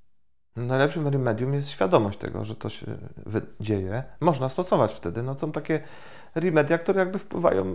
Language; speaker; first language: Polish; native; Polish